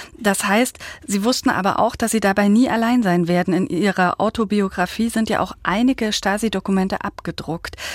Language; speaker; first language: German; native; German